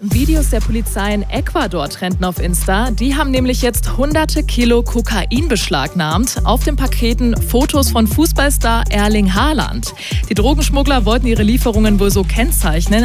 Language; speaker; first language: German; native; German